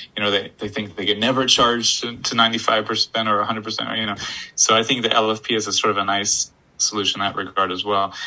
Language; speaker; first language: English; native; English